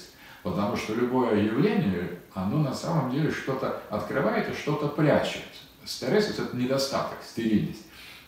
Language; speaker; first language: Russian; native; Russian